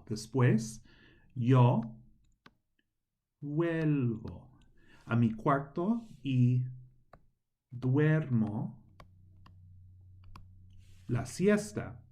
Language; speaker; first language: Spanish; non-native, fluent; English